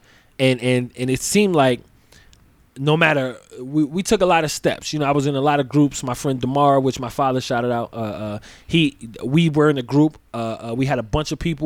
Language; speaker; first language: English; native; English